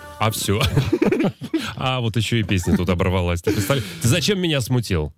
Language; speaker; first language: Russian; native; Russian